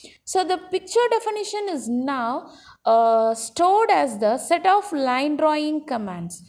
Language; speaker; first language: English; non-native, local second language; Tamil